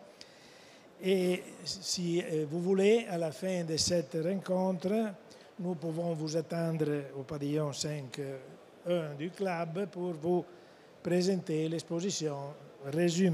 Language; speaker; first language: French; non-native, fluent; Italian